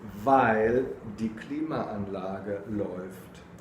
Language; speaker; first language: German; non-native, fluent; Chinese